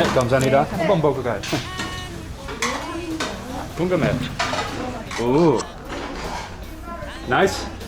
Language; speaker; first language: Korean; non-native, learner; Dutch